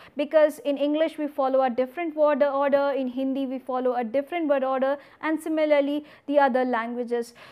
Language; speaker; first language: English; non-native, local second language; Hindi